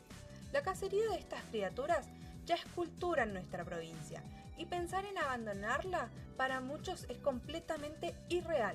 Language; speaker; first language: Spanish; native; Spanish